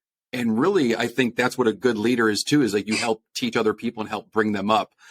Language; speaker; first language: English; native; English